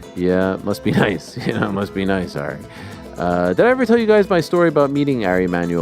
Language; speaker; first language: English; native; English